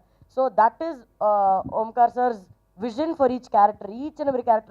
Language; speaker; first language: Telugu; non-native, learner; Tamil